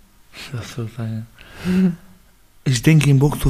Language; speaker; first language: German; non-native, learner; Baluchi